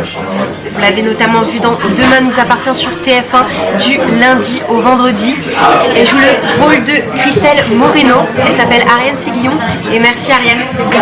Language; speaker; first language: French; native; French